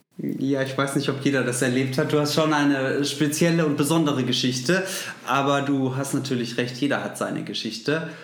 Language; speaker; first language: German; native; German